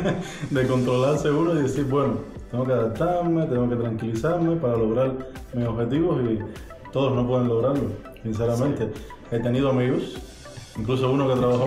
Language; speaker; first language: Spanish; native; Spanish